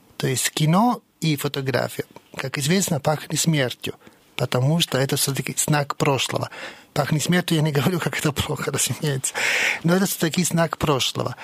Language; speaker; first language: Russian; non-native, fluent; Italian